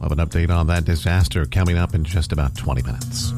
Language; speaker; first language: English; native; English